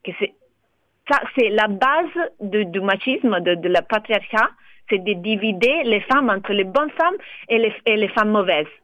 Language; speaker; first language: French; non-native, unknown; Italian